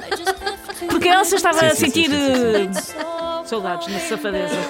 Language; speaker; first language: Portuguese; native; Portuguese